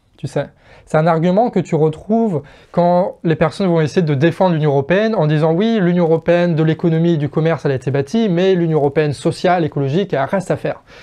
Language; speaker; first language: French; native; French